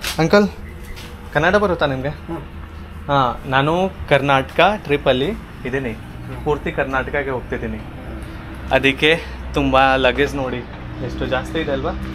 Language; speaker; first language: Kannada; non-native, learner; Hindi